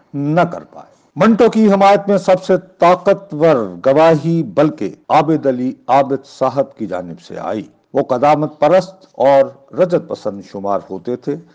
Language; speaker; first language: Urdu; non-native, local second language; Punjabi